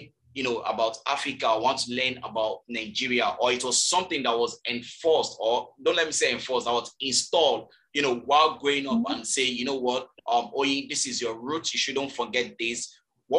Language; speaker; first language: English; non-native, local second language; Yoruba